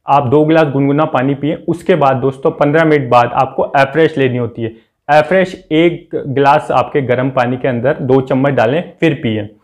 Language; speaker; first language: Hindi; native; Hindi